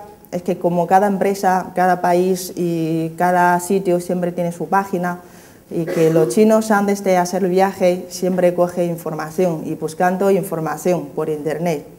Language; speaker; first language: Spanish; non-native, fluent; Chinese